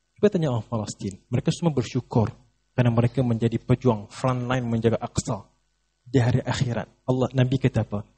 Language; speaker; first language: Malay; native; Malay